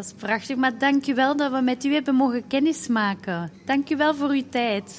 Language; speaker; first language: Dutch; native; Dutch